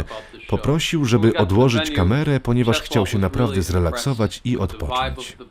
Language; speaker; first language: Polish; non-native, fluent; English